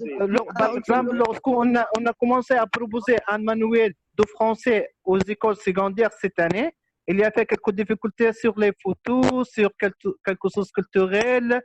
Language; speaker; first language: French; non-native, local second language; Arabic